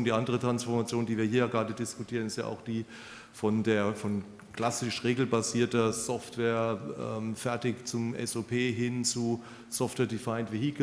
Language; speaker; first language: German; native; German